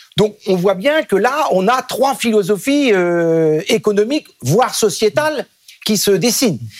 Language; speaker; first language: French; native; French